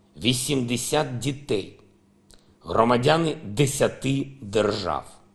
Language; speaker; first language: Ukrainian; non-native, local second language; Russian